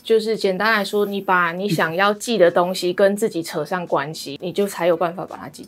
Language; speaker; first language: Chinese; native; Chinese